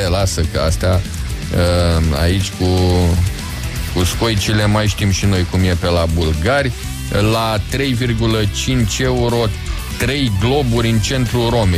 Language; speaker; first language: Romanian; native; Romanian